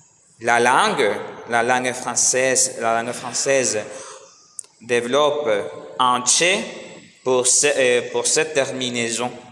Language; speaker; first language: French; non-native, learner; Spanish